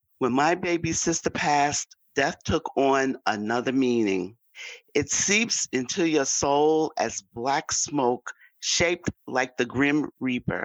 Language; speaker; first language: English; native; English